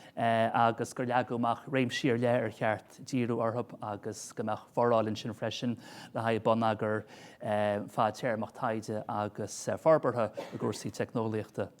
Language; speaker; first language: Irish; native; Irish